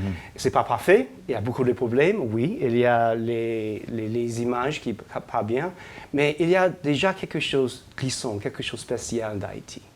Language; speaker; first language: French; non-native, fluent; English